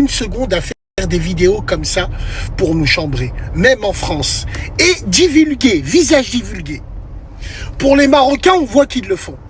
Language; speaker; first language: French; native; French